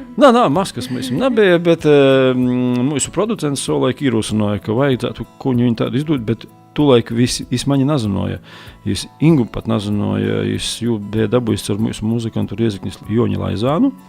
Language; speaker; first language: Latvian; native; Latvian